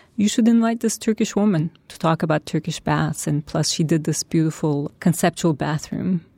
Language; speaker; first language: English; non-native, fluent; Turkish